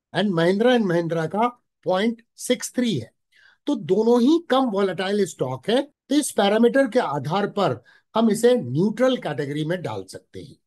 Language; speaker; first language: Hindi; native; Hindi